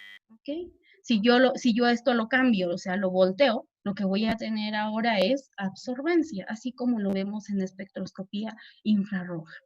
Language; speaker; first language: Spanish; native; Spanish